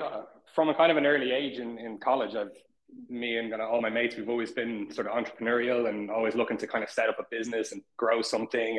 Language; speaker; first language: English; native; English